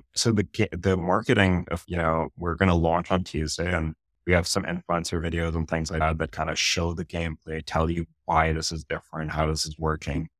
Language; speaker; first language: English; non-native, local second language; Urdu